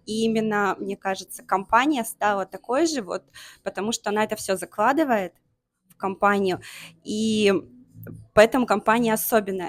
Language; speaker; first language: Russian; non-native, local second language; Kyrgyz